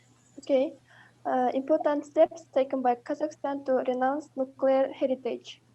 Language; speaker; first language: English; non-native, learner; Kazakh